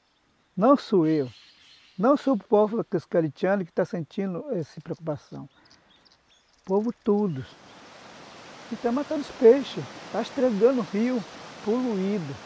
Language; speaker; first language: Portuguese; non-native, local second language; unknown